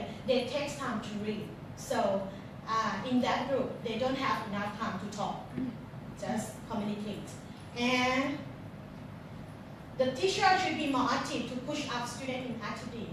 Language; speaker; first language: English; non-native, fluent; Thai